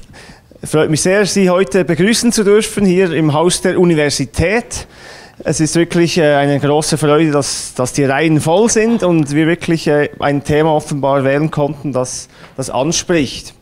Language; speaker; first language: German; native; German